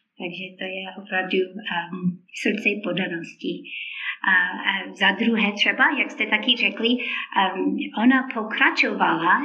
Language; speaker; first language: Czech; non-native, fluent; English